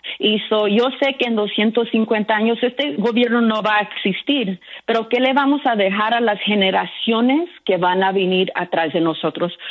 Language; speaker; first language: Spanish; early bilingual, heritage; Spanish